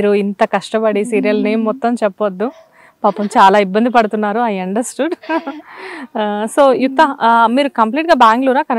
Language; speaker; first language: Telugu; native; Telugu